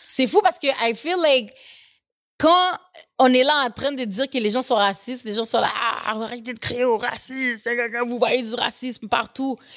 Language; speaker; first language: French; native; French